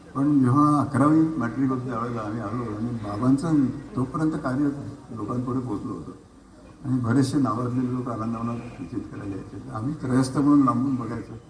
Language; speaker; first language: Marathi; native; Marathi